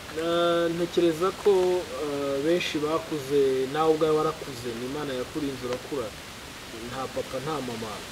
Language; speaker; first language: Kinyarwanda; native; Kinyarwanda